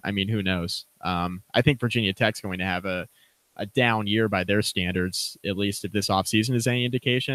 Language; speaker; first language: English; native; English